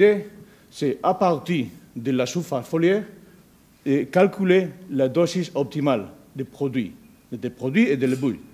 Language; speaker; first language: French; non-native, learner; Spanish